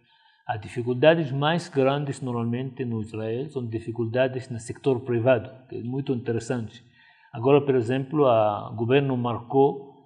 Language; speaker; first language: Portuguese; non-native, fluent; Arabic